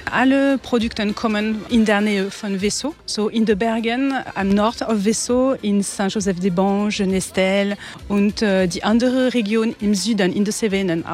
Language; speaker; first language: German; non-native, learner; French